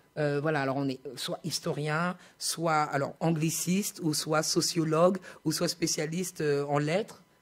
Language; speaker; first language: French; native; French